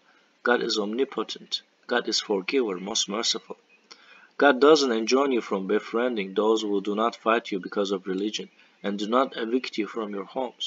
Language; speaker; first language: English; non-native, fluent; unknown